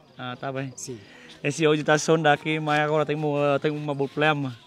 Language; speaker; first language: Portuguese; non-native, learner; Vietnamese